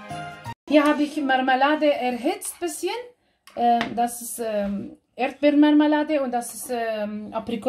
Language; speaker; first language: German; non-native, fluent; Aramaic